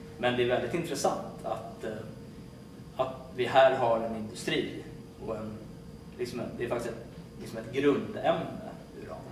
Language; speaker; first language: Swedish; native; Swedish